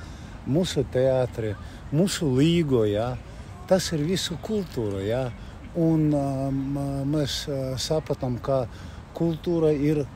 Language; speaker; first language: Latvian; non-native, local second language; Russian